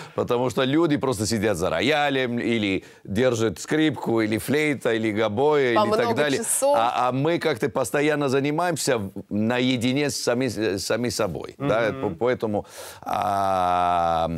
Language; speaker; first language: Russian; non-native, fluent; Italian